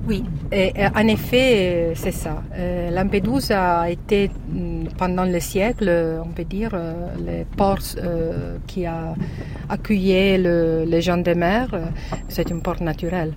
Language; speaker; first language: French; non-native, learner; Italian